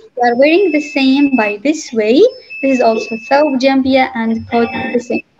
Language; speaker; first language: English; non-native, fluent; Arabic